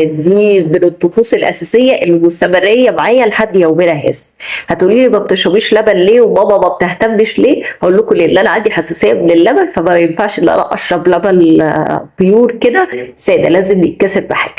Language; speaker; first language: Arabic; native; Arabic